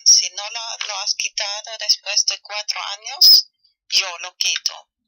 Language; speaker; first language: Spanish; non-native, fluent; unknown